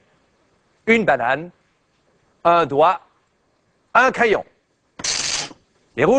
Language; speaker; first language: French; native; French